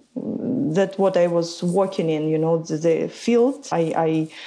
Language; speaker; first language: English; non-native, fluent; Ukrainian